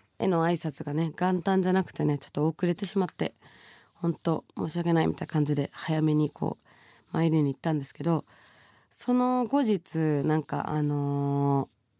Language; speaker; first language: Japanese; early bilingual, other home language; Bangla